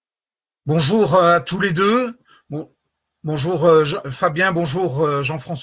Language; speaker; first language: French; native; French